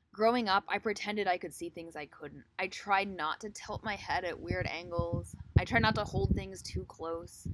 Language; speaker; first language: English; native; English